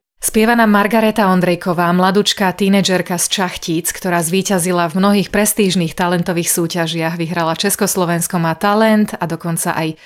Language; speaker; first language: Slovak; native; Slovak